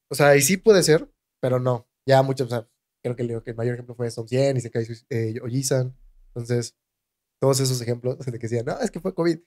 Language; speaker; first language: Spanish; native; Spanish